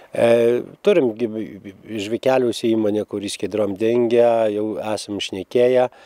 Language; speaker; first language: Lithuanian; native; Lithuanian